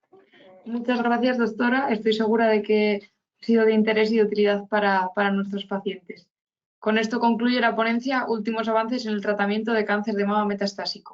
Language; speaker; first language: Spanish; native; Spanish